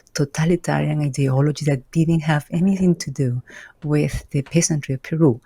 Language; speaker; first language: English; non-native, fluent; Spanish